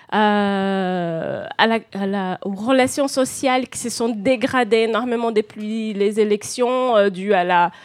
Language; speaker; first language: French; non-native, fluent; Portuguese